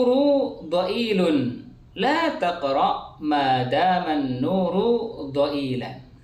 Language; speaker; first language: Arabic; non-native, fluent; Indonesian